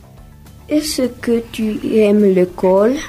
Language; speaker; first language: French; non-native, learner; Spanish